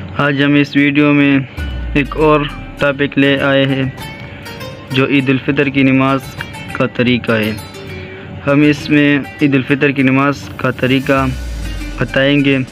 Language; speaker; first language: Urdu; non-native, local second language; Pashto